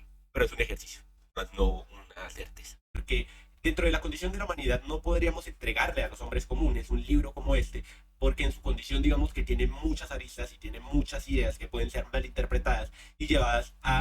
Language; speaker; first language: Spanish; native; Spanish